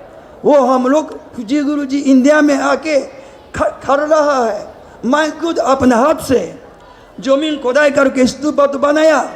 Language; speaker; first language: Hindi; non-native, learner; Japanese